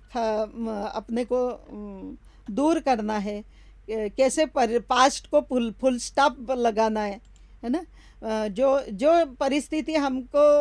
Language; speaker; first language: Hindi; non-native, local second language; Marathi